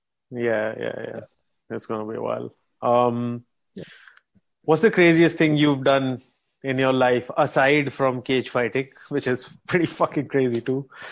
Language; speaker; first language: English; non-native, local second language; Hindi